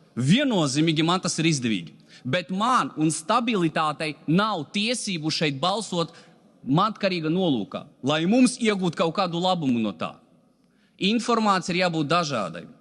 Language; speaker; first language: Latvian; non-native, local second language; Russian